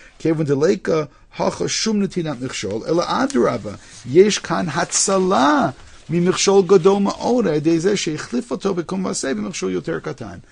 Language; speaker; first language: Hebrew; non-native, fluent; English